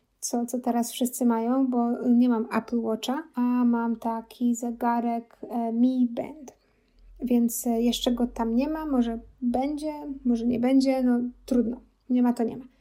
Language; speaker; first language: Polish; native; Polish